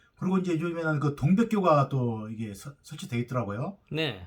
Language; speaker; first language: Korean; native; Korean